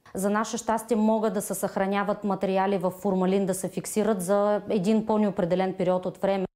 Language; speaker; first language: Bulgarian; non-native, fluent; Ukrainian